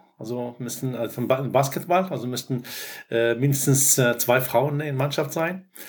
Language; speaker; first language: German; non-native, fluent; Arabic